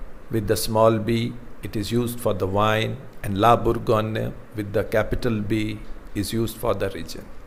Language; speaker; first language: English; non-native, local second language; Hindi